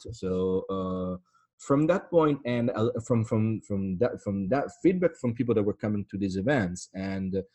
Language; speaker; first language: English; non-native, fluent; Italian